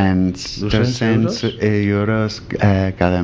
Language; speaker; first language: Catalan; non-native, learner; English